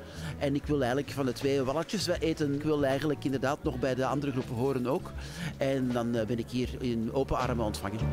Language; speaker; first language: Dutch; native; Dutch